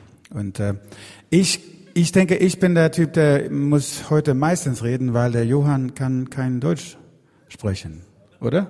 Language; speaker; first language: German; non-native, learner; Swedish